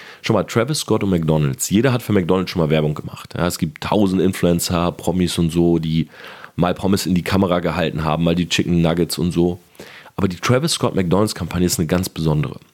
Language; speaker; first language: German; native; German